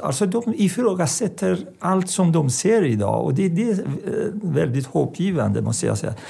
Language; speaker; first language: Swedish; non-native, fluent; Persian